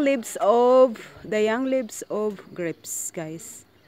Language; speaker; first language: English; non-native, local second language; Filipino